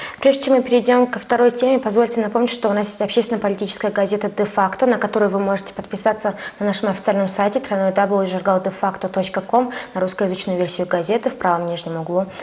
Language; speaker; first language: Russian; non-native, fluent; Mongolian